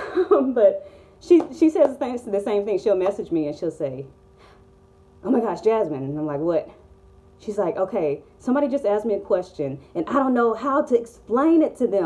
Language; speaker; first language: English; native; English